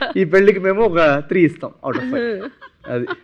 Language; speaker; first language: Telugu; native; Telugu